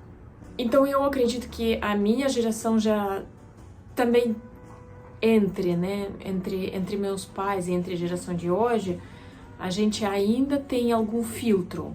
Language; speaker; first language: Portuguese; non-native, fluent; Russian